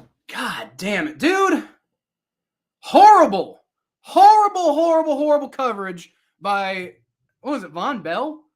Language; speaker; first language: English; native; English